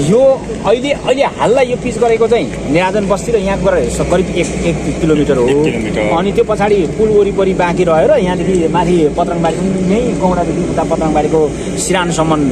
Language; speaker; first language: Nepali; native; Nepali